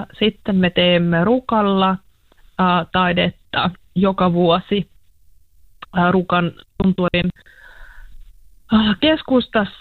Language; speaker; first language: Finnish; non-native, learner; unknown